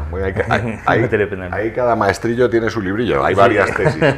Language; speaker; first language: Spanish; native; Spanish